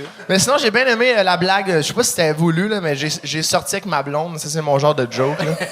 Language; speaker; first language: French; native; French